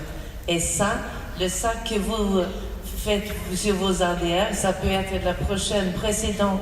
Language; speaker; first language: French; non-native, fluent; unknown